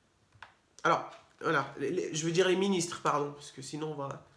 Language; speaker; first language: French; native; French